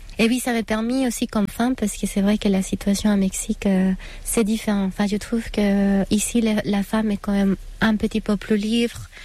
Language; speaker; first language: French; non-native, fluent; Spanish